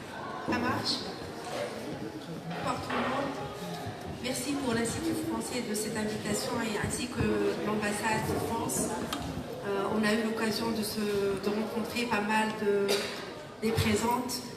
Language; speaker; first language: French; non-native, local second language; Arabic